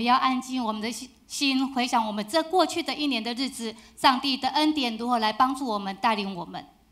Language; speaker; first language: Chinese; native; Chinese